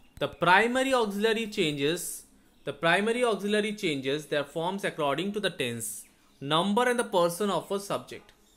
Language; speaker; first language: English; non-native, local second language; Bangla